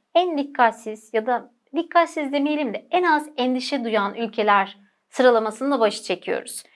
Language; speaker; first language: Turkish; native; Turkish